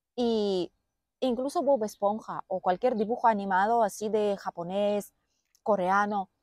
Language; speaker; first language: Spanish; non-native, fluent; Lithuanian